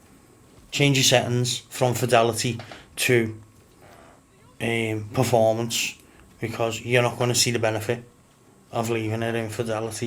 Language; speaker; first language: English; native; English